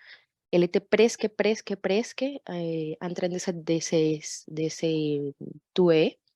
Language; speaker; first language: French; non-native, fluent; Portuguese